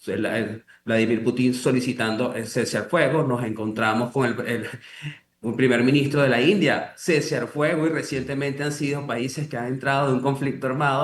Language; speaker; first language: Spanish; native; Spanish